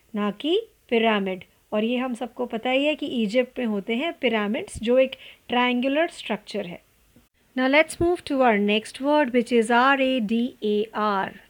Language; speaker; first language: Hindi; non-native, local second language; Marathi